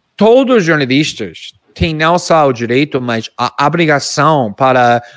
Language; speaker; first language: Portuguese; non-native, fluent; English